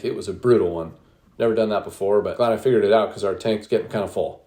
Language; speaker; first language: English; native; English